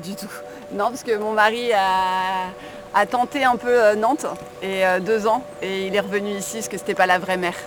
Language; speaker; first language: French; native; French